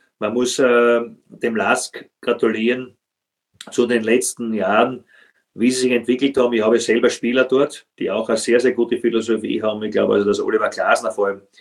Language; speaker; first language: German; native; German